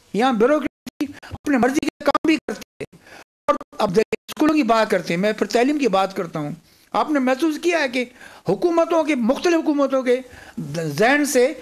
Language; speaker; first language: Urdu; non-native, local second language; Sindhi